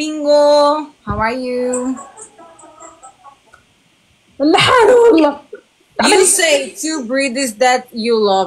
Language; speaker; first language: English; non-native, learner; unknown